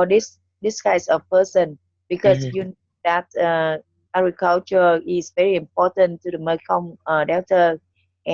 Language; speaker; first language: English; non-native, learner; Vietnamese